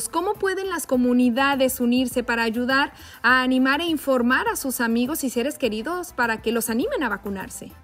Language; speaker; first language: Spanish; native; Spanish